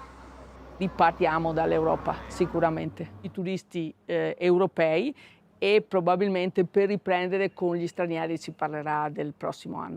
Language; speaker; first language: Italian; native; Italian